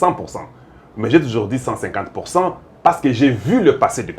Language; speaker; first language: French; non-native, local second language; Lingala